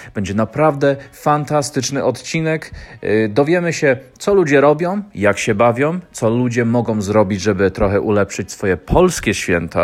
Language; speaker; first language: Polish; non-native, fluent; English